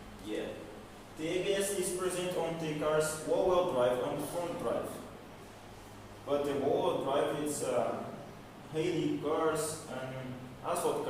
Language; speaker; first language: English; non-native, learner; Portuguese